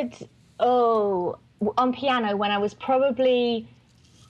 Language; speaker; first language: English; native; English